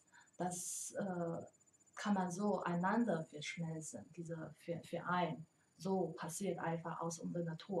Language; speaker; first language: German; non-native, learner; Chinese